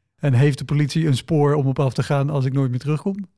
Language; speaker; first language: Dutch; native; Dutch